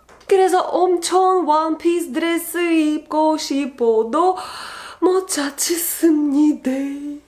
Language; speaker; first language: Korean; non-native, learner; Russian